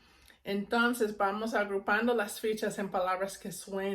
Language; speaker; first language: Spanish; non-native, fluent; English